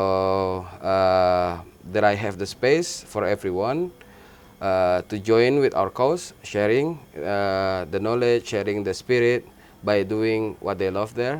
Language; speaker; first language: English; non-native, learner; Indonesian